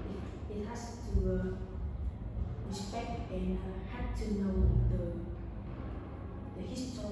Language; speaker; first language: English; non-native, learner; Vietnamese